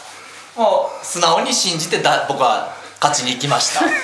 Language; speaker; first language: Japanese; native; Japanese